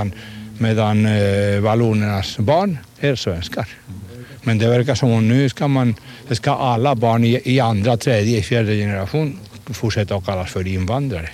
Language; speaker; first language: Swedish; non-native, fluent; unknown